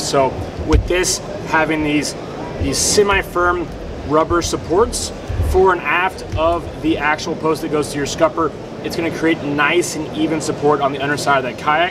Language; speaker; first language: English; native; English